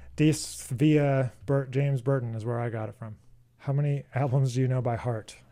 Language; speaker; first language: English; native; English